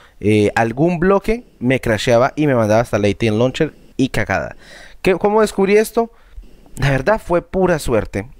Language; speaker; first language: Spanish; native; Spanish